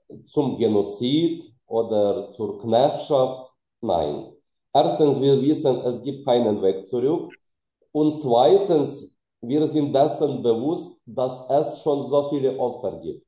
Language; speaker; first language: German; non-native, fluent; Ukrainian